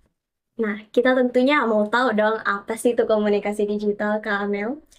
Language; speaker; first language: Indonesian; native; Indonesian